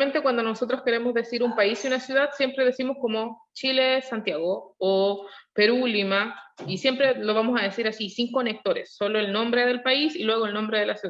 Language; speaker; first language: Spanish; non-native, learner; Korean